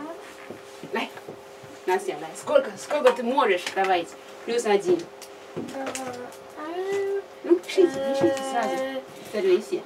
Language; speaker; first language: Russian; non-native, learner; Chinese